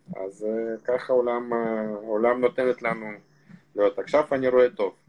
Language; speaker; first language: Hebrew; non-native, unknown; Russian